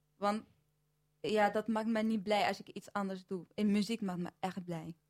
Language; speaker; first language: Dutch; early bilingual, other home language; Arabic